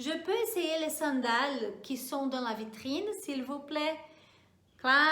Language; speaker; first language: French; non-native, fluent; Portuguese